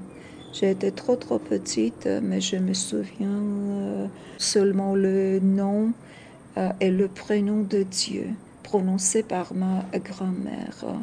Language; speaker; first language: French; non-native, fluent; Georgian